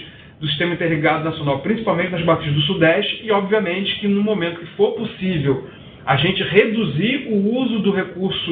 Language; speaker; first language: Portuguese; native; Portuguese